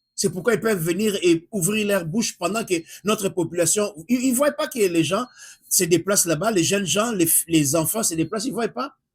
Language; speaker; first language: French; non-native, local second language; Lingala